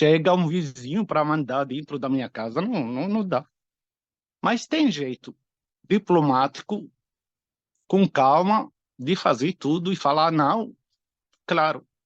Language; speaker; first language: Portuguese; non-native, fluent; Arabic